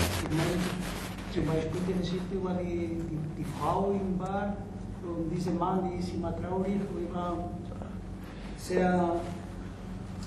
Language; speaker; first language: German; non-native, learner; Spanish